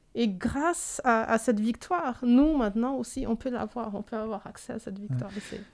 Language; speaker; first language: French; native; French